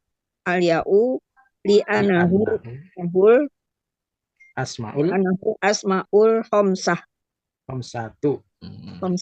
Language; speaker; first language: Arabic; non-native, learner; Indonesian